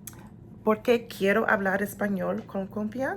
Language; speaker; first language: Spanish; non-native, fluent; English